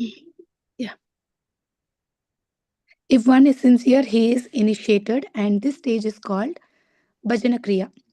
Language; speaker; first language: English; non-native, fluent; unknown